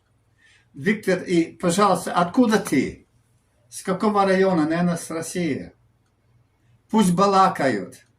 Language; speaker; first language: Russian; non-native, learner; English